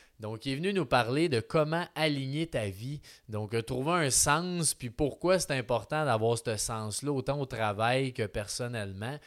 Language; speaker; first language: French; native; French